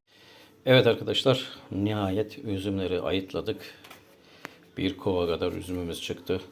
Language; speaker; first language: Turkish; native; Turkish